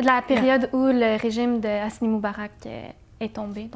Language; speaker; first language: French; native; French